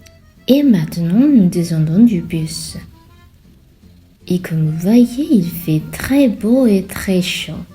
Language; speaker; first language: French; non-native, fluent; Sinhala